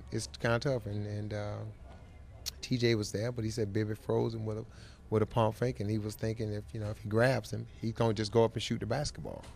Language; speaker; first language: English; native; English